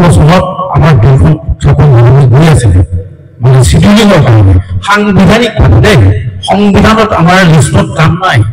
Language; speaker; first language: Assamese; non-native, local second language; Karbi